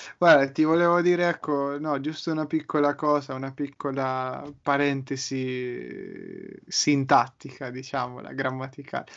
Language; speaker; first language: Italian; native; Italian